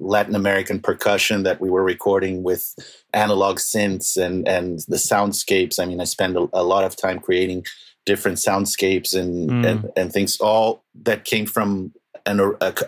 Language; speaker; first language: English; non-native, fluent; Portuguese